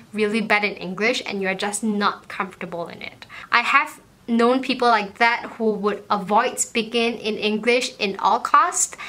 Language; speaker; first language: English; native; English